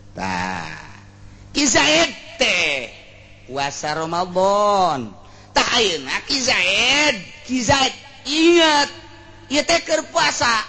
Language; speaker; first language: Sundanese; native; Sundanese